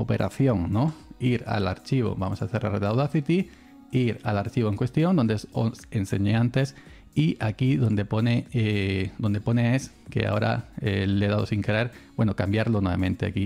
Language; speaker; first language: Spanish; native; Spanish